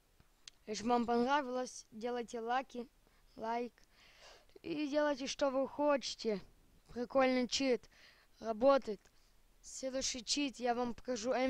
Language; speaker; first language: Russian; early bilingual, heritage; Russian